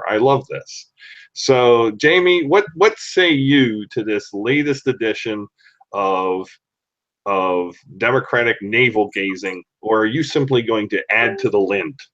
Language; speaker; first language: English; native; English